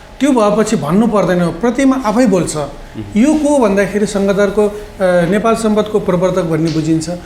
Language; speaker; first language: Nepali; non-native, local second language; Newari